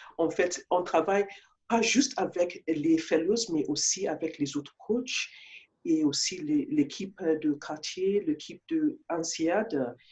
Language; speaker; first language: French; non-native, fluent; English